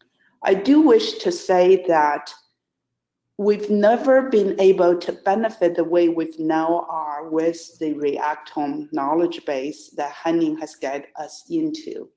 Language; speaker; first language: English; non-native, fluent; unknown